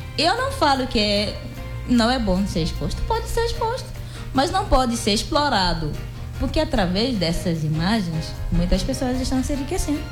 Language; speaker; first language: Portuguese; non-native, local second language; Upper Guinea Crioulo